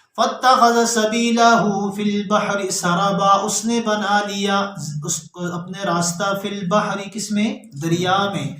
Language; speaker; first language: Urdu; non-native, local second language; Northern Hindko